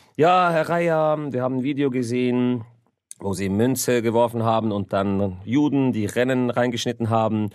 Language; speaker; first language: German; native; German